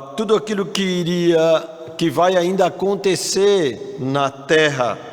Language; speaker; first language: Portuguese; native; Portuguese